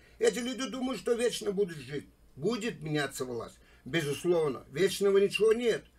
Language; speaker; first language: Russian; non-native, local second language; Armenian